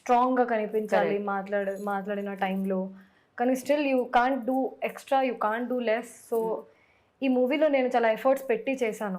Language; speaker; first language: Telugu; non-native, learner; Hindi